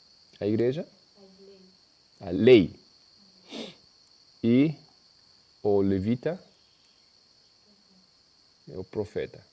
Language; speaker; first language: Portuguese; non-native, fluent; Spanish